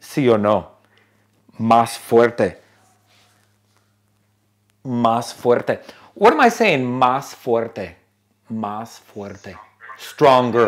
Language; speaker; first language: Spanish; non-native, fluent; English